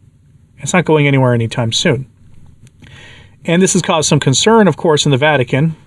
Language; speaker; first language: English; native; English